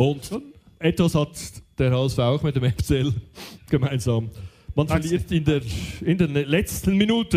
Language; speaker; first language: German; native; German